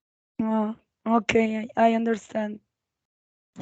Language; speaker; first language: English; non-native, learner; Spanish